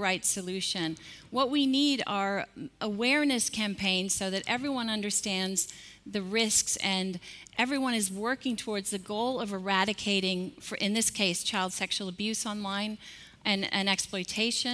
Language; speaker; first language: English; native; English